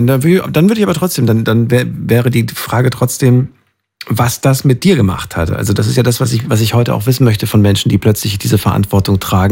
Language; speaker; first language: German; native; German